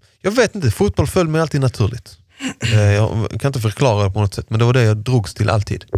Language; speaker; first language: Swedish; early bilingual, other home language; Persian